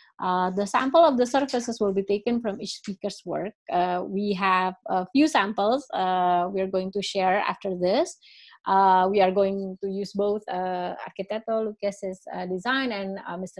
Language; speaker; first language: English; non-native, fluent; Indonesian